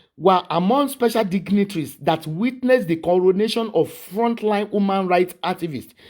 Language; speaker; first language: English; non-native, local second language; Yoruba